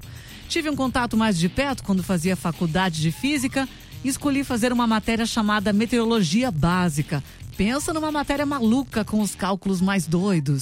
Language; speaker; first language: Portuguese; native; Portuguese